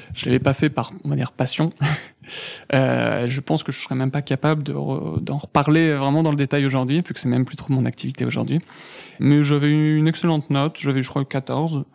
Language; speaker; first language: French; native; French